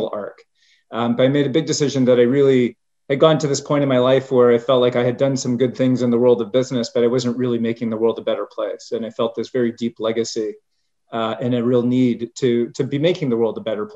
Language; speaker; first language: English; native; English